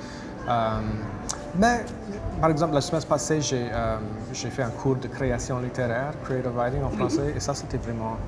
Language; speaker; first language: French; non-native, local second language; English